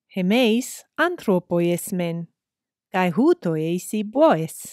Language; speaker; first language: Greek; non-native, fluent; English